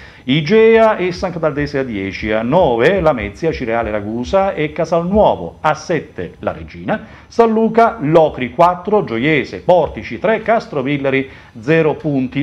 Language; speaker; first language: Italian; native; Italian